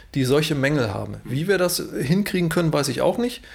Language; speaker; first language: German; native; German